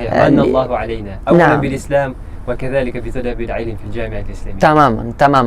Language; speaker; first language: Arabic; non-native, fluent; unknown